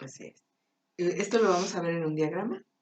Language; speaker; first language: Spanish; native; Spanish